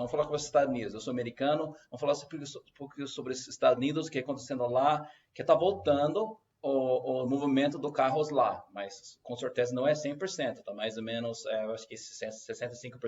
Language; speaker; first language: Portuguese; non-native, fluent; English